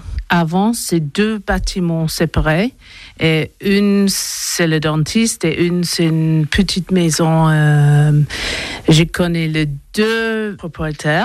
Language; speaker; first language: French; non-native, learner; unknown